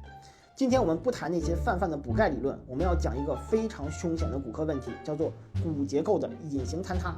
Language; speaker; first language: Chinese; native; Chinese